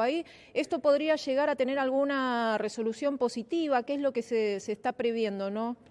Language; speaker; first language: Spanish; native; Spanish